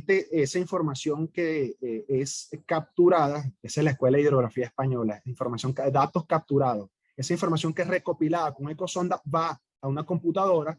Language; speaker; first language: Spanish; native; Spanish